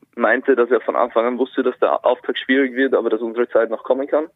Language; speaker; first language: German; native; German